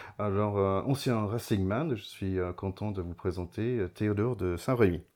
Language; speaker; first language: French; non-native, fluent; English